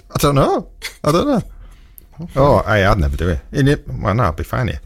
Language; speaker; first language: English; native; English